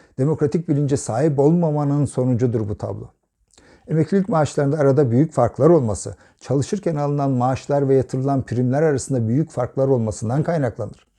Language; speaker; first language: Turkish; native; Turkish